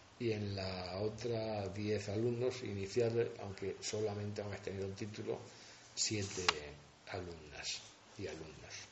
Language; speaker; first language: Spanish; native; Spanish